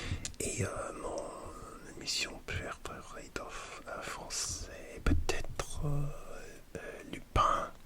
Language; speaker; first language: French; non-native, learner; English